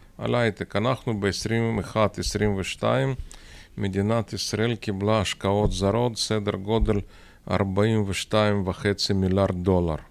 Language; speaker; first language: Hebrew; non-native, fluent; Russian